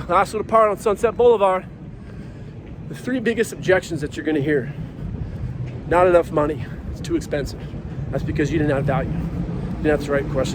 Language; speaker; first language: English; native; English